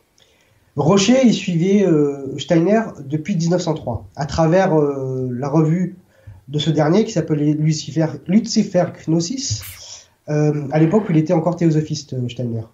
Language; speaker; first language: French; native; French